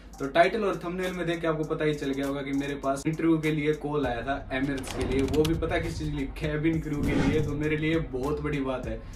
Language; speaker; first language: Hindi; native; Hindi